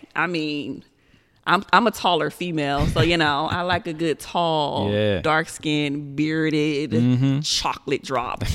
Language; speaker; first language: English; native; English